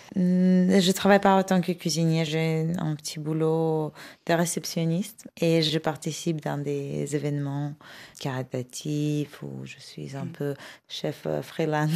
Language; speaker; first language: French; non-native, fluent; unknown